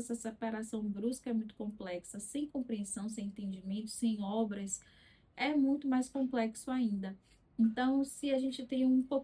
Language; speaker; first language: Portuguese; native; Portuguese